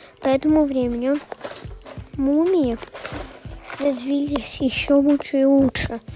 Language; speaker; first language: Russian; early bilingual, heritage; Russian